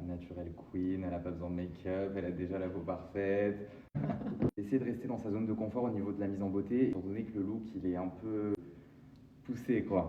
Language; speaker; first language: French; native; French